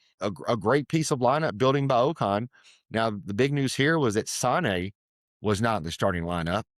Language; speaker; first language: English; native; English